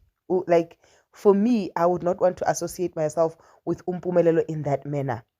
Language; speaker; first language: English; non-native, local second language; Zulu